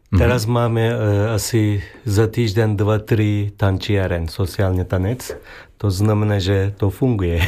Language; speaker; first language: Slovak; non-native, learner; Turkish